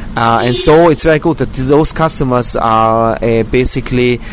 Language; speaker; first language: English; non-native, fluent; German